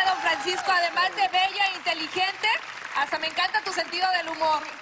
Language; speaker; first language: Spanish; native; Spanish